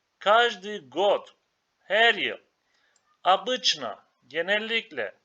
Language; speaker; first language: Russian; non-native, learner; Turkish